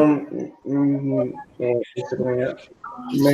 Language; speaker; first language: Spanish; native; Spanish